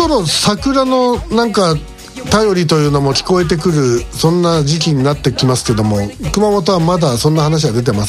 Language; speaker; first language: Japanese; native; Japanese